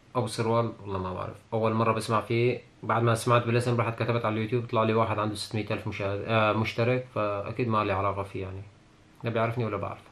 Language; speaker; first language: Arabic; non-native, local second language; Kurdish